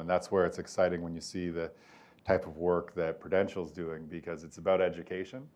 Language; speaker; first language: English; native; English